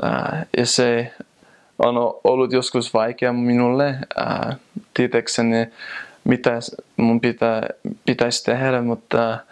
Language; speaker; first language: Finnish; non-native, fluent; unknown